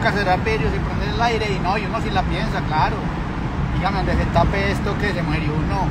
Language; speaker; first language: Spanish; native; Spanish